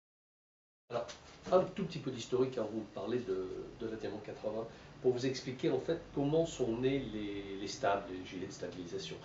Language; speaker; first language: French; native; French